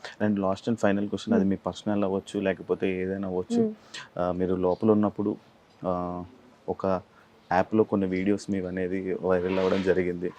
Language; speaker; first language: Telugu; native; Telugu